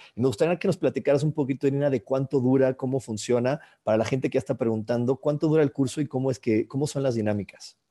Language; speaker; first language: Spanish; native; Spanish